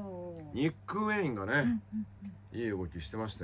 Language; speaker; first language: Japanese; native; Japanese